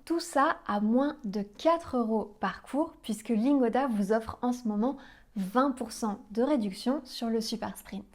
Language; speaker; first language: French; native; French